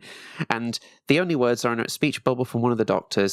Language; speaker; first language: English; native; English